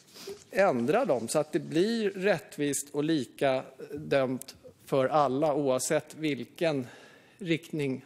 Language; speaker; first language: Swedish; native; Swedish